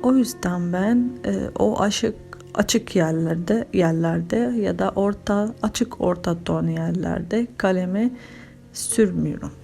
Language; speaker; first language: Turkish; non-native, fluent; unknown